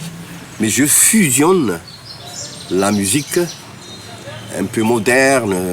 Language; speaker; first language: French; non-native, local second language; Malagasy